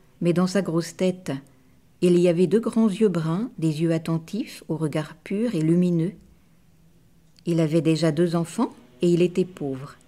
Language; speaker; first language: French; native; French